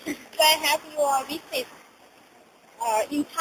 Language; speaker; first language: English; non-native, learner; Thai